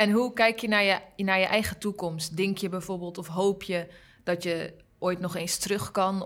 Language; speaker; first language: Dutch; non-native, learner; Uyghur